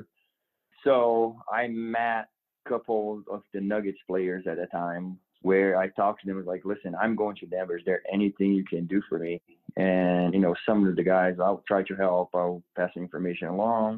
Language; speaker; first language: English; non-native, fluent; Portuguese